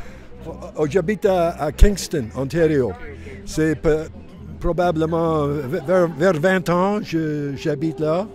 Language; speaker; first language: French; non-native, learner; English